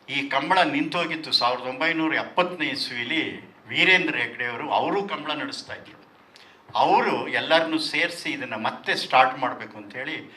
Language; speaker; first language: Kannada; non-native, local second language; Tulu